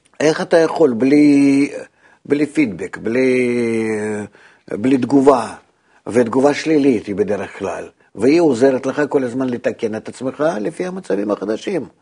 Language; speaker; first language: Hebrew; non-native, fluent; Russian